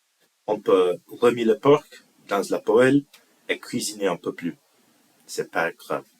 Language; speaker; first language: French; non-native, learner; English